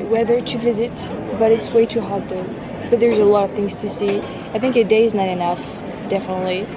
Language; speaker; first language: English; non-native, fluent; French